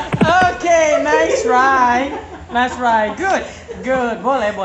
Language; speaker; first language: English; non-native, learner; Indonesian